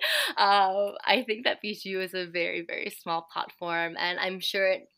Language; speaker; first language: English; native; English